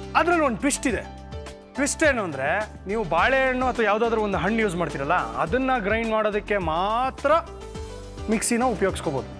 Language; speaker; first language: Kannada; native; Kannada